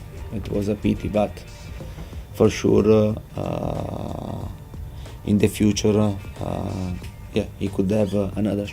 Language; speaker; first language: English; non-native, fluent; Italian